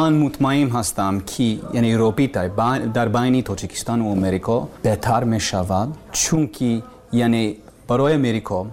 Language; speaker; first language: Persian; non-native, learner; English